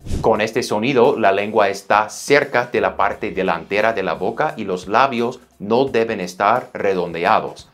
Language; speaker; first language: Spanish; non-native, fluent; English